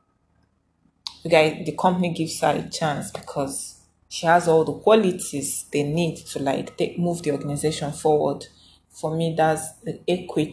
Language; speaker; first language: English; non-native, local second language; Igbo